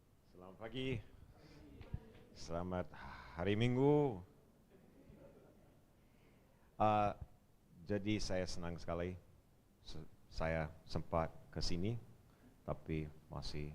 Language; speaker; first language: Indonesian; non-native, fluent; English